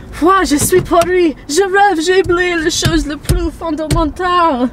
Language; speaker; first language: French; non-native, learner; English